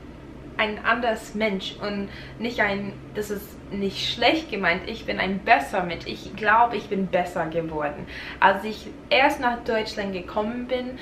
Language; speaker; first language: German; non-native, fluent; English